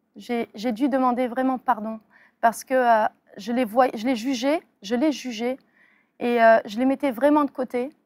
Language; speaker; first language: French; early bilingual, other home language; Arabic